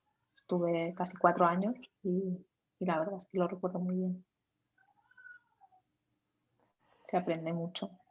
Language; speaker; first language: Spanish; native; Spanish